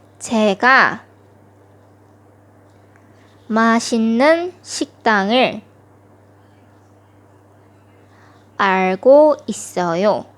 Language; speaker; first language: Korean; non-native, fluent; Thai